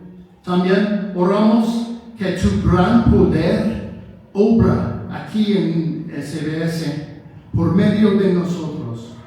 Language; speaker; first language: Spanish; non-native, fluent; English